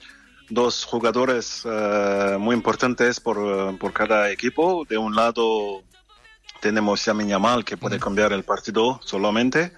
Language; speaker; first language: Spanish; non-native, fluent; French